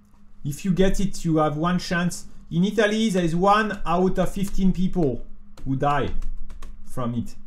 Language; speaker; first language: English; non-native, fluent; French